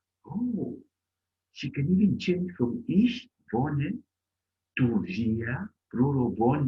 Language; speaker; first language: German; non-native, learner; Bemba